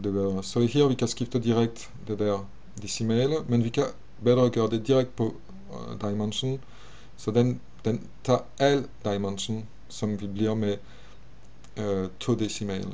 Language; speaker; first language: Danish; non-native, fluent; French